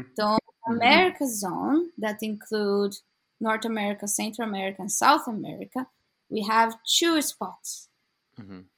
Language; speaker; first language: English; non-native, learner; Portuguese